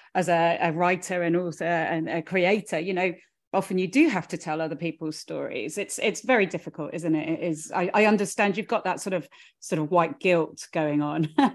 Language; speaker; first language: English; early bilingual, other home language; Hindi